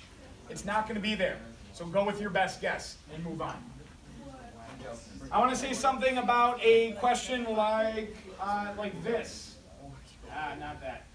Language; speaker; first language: English; native; English